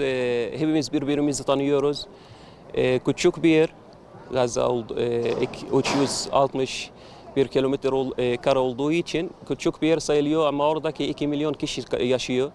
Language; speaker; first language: Turkish; non-native, fluent; Arabic